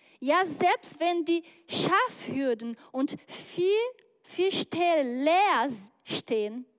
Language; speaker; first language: German; non-native, learner; Portuguese